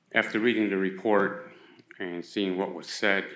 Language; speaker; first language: English; native; English